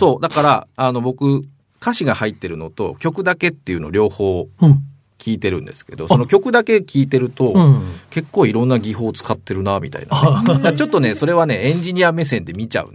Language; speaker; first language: Japanese; native; Japanese